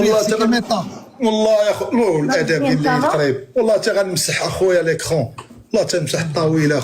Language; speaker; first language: Arabic; native; Arabic